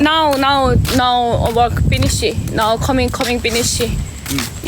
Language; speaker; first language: English; non-native, learner; Korean